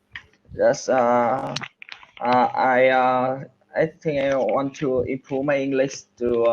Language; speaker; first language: English; non-native, learner; Vietnamese